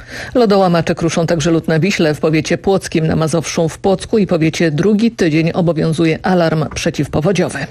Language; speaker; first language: Polish; native; Polish